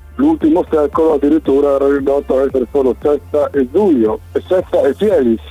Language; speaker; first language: Italian; native; Italian